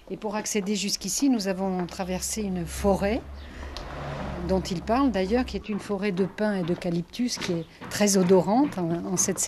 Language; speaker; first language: French; native; French